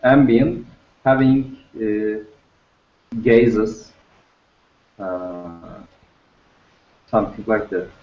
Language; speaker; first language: English; non-native, learner; Turkish